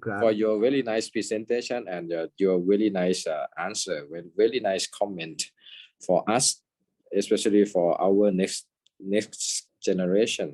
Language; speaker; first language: English; non-native, fluent; Thai